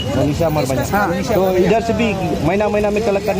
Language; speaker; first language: Hindi; non-native, local second language; Khasi